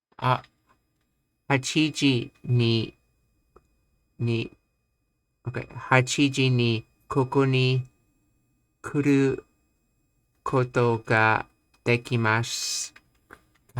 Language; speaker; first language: Japanese; non-native, learner; English